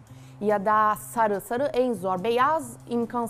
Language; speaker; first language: Turkish; non-native, learner; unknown